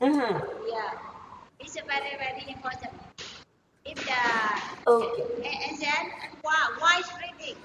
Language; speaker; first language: English; non-native, learner; Vietnamese